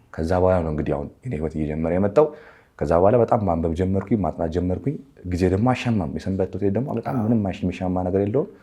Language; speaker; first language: Amharic; native; Amharic